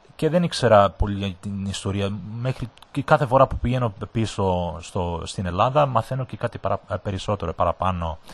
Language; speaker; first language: Greek; early bilingual, heritage; Greek